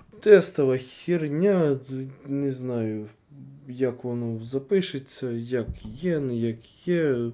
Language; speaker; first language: Ukrainian; non-native, local second language; Russian